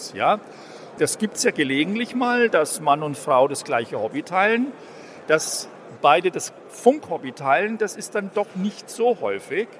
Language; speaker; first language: German; native; German